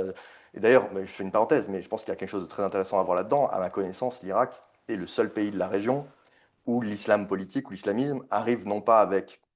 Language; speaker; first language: French; native; French